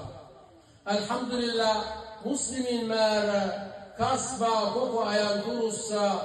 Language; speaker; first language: Finnish; non-native, fluent; Arabic